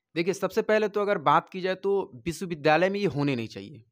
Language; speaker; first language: Hindi; native; Hindi